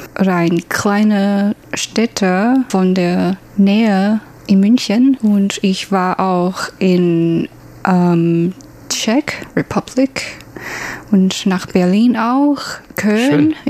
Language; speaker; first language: German; non-native, learner; Chinese